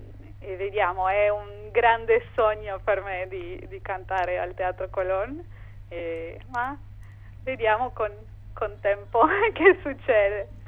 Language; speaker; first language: Italian; non-native, fluent; Spanish